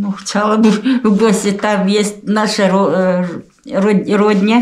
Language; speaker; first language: Polish; early bilingual, heritage; Polish